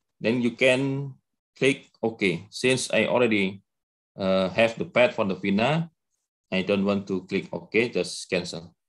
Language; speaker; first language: English; non-native, learner; Indonesian